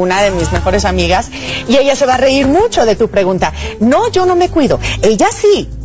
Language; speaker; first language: Spanish; early bilingual, heritage; English